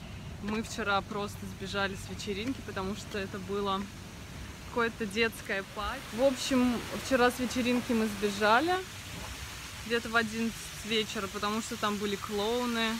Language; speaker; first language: Russian; native; Russian